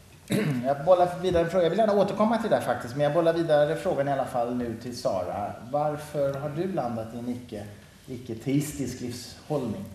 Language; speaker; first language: Swedish; native; Swedish